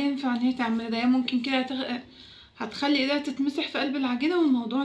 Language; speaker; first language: Arabic; native; Arabic